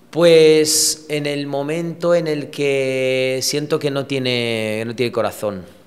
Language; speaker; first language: Spanish; early bilingual, other home language; Romanian